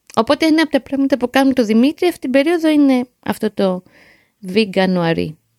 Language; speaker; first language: Greek; native; Greek